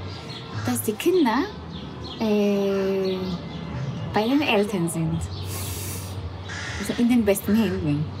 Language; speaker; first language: German; non-native, fluent; Spanish